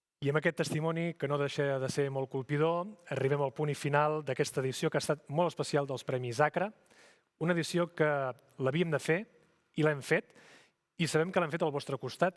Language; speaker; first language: Catalan; native; Catalan